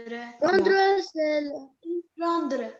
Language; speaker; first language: French; non-native, learner; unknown